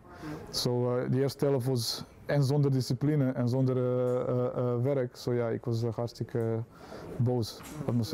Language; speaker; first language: Dutch; non-native, fluent; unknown